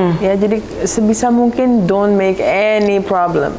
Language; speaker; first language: English; early bilingual, other home language; Indonesian